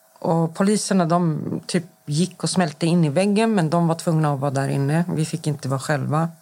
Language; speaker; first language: Swedish; native; Swedish